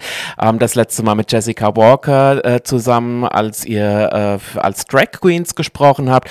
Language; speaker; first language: German; native; German